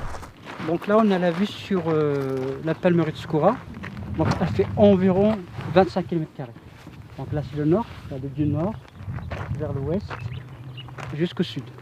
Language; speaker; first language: French; non-native, local second language; Arabic